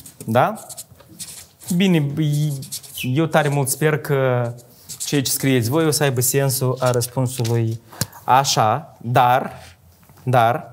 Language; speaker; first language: Romanian; native; Romanian